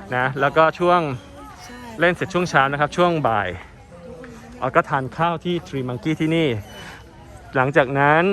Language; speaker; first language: Thai; native; Thai